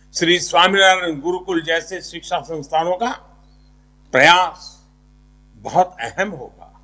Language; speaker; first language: Hindi; non-native, local second language; Gujarati